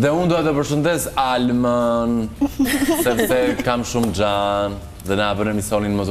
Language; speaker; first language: Albanian; native; Albanian